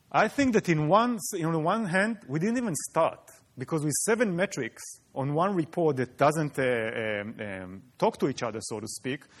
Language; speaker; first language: English; non-native, fluent; Hebrew